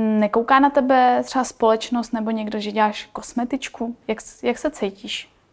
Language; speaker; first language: Czech; native; Czech